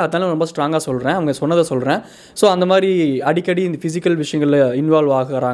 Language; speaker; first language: Tamil; native; Tamil